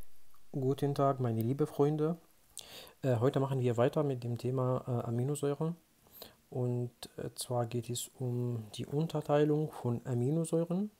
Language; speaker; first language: German; non-native, fluent; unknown